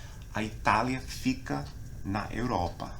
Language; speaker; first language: Portuguese; non-native, fluent; English